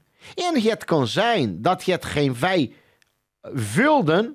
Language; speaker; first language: Dutch; non-native, fluent; Portuguese